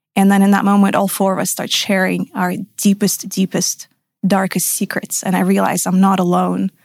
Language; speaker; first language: English; non-native, fluent; Russian